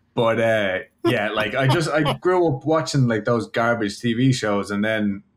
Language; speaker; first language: English; native; English